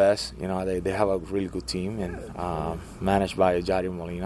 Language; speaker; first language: English; non-native, fluent; Spanish